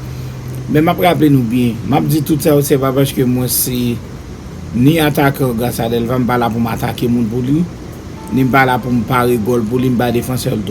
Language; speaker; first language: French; non-native, local second language; Haitian Creole